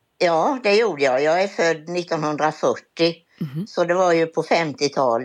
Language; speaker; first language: Swedish; native; Swedish